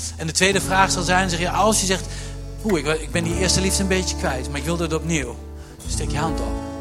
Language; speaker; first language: Dutch; native; Dutch